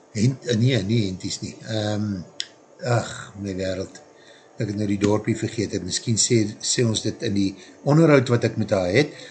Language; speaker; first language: Afrikaans; native; Afrikaans